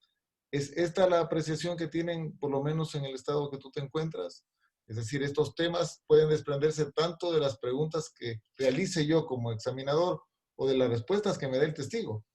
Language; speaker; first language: Spanish; native; Spanish